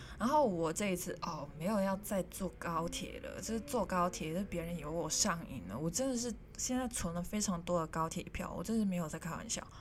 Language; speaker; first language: Chinese; non-native, local second language; Cantonese